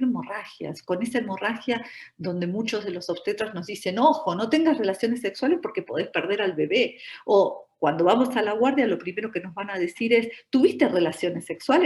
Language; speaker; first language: Spanish; native; Spanish